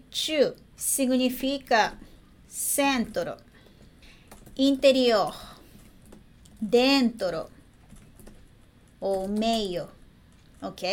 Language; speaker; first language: Portuguese; non-native, learner; Japanese